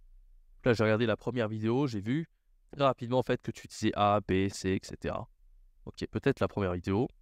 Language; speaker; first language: French; native; French